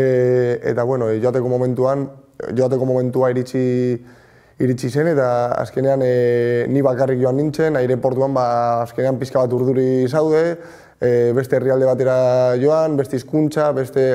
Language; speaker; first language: Basque; non-native, local second language; Spanish